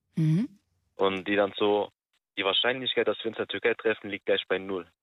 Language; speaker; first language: German; early bilingual, other home language; Turkish